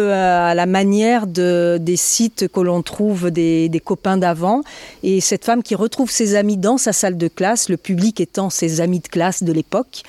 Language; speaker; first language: French; native; French